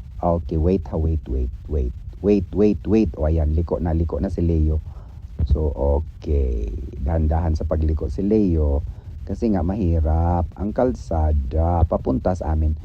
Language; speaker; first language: Filipino; non-native, local second language; Cebuano